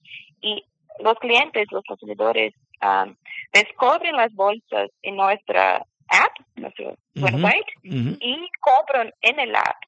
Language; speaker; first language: Spanish; non-native, learner; Portuguese